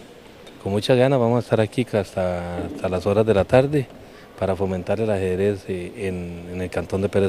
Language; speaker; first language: Spanish; native; Spanish